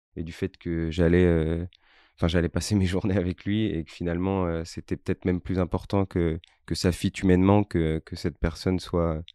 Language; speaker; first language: French; native; French